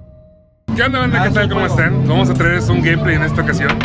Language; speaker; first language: Spanish; native; Spanish